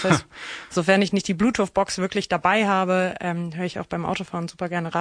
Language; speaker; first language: German; native; German